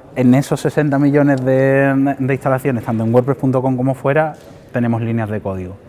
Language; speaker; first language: Spanish; native; Spanish